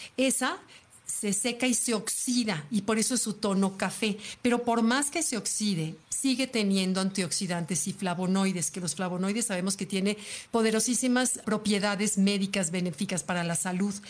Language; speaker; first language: Spanish; native; Spanish